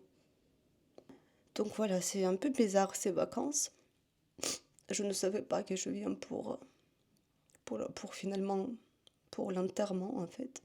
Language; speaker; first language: French; non-native, fluent; Russian